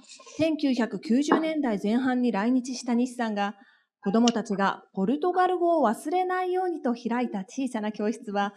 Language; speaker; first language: Japanese; native; Japanese